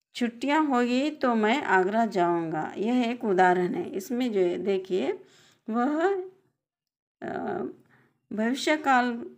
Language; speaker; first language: Hindi; non-native, local second language; Telugu